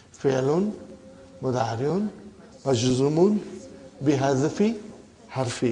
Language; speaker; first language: Arabic; non-native, fluent; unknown